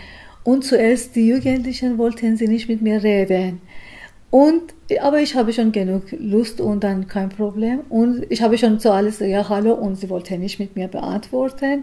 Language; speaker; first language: German; non-native, learner; Persian